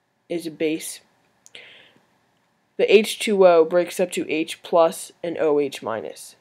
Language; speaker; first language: English; native; English